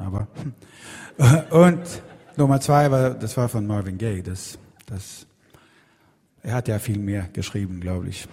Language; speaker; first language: German; non-native, learner; Swedish